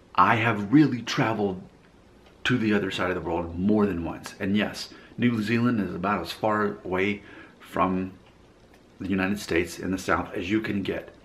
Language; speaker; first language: English; native; English